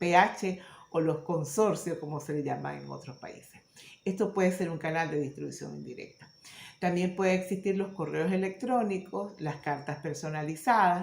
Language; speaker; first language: Spanish; native; Spanish